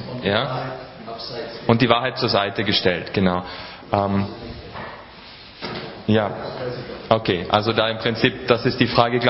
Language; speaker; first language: German; native; German